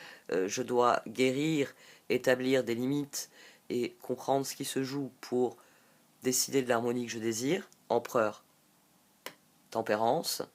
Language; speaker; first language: French; native; French